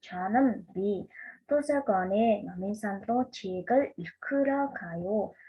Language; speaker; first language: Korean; non-native, fluent; Mongolian